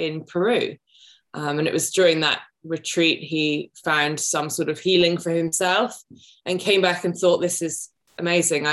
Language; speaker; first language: English; native; English